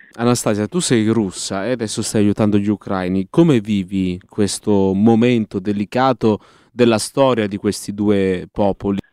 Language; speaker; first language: Italian; native; Italian